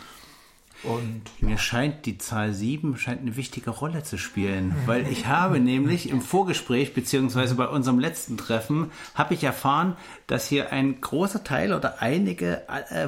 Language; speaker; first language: German; native; German